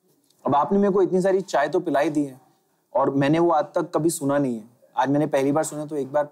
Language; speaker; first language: Hindi; native; Hindi